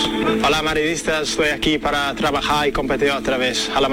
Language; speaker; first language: Spanish; non-native, learner; English